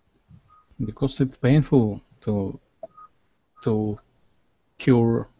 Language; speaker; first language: English; non-native, learner; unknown